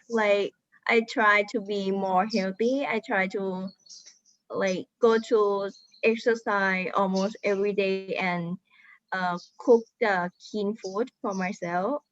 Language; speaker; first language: English; non-native, learner; Thai